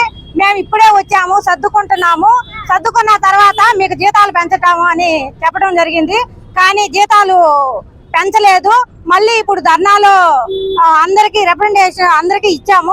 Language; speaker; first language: Telugu; native; Telugu